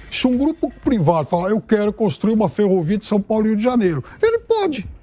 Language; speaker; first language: Portuguese; native; Portuguese